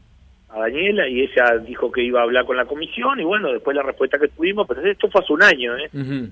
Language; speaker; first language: Spanish; native; Spanish